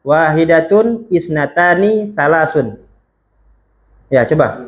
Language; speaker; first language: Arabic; non-native, fluent; Indonesian